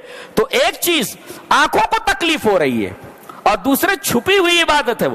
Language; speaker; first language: Urdu; native; Urdu